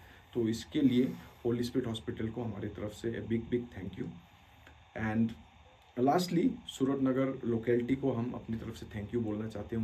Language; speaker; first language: Hindi; non-native, local second language; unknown